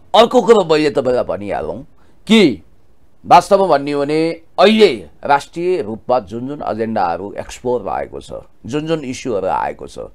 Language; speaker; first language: Nepali; native; Nepali